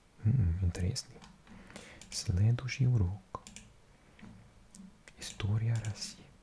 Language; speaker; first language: Russian; non-native, learner; English